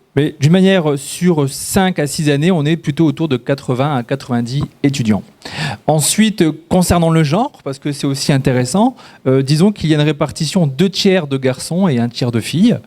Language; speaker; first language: French; native; French